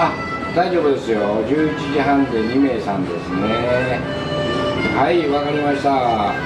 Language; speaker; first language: Japanese; native; Japanese